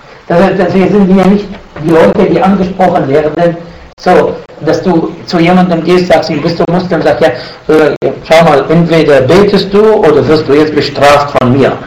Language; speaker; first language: German; non-native, fluent; Arabic